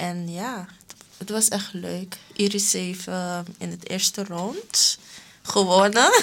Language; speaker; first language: Dutch; non-native, local second language; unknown